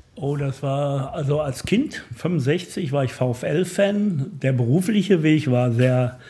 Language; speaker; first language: German; native; German